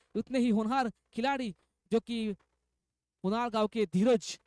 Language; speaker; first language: Hindi; non-native, local second language; Marathi